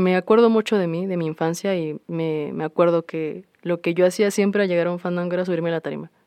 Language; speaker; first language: Spanish; native; Spanish